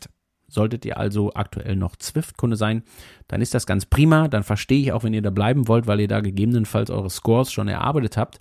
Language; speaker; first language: German; native; German